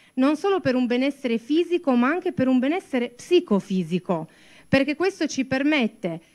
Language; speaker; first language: Italian; native; Italian